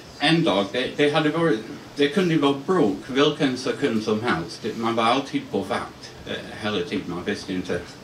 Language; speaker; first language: Swedish; non-native, fluent; English